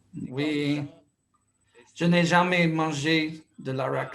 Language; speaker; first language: French; non-native, fluent; English